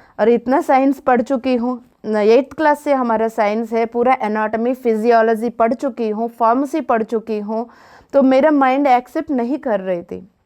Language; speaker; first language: Hindi; non-native, local second language; Telugu